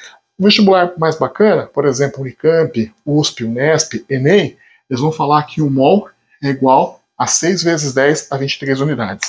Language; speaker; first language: Portuguese; native; Portuguese